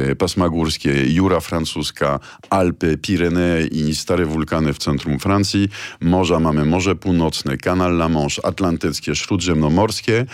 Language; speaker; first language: Polish; non-native, fluent; French